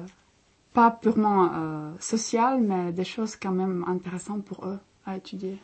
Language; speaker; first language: French; non-native, fluent; Czech